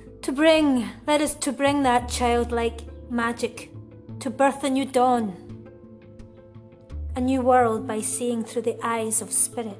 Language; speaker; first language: English; native; English